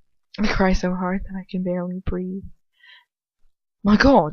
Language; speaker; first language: English; native; English